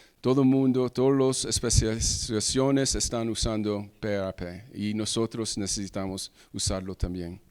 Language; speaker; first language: Spanish; early bilingual, heritage; English